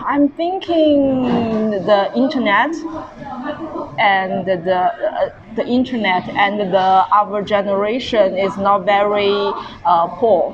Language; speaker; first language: English; non-native, learner; Chinese